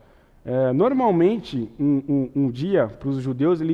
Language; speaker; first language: Portuguese; native; Portuguese